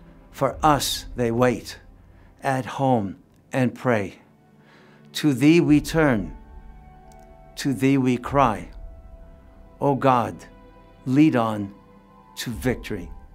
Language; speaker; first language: English; native; English